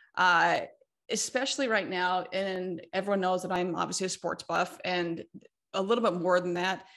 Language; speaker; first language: English; native; English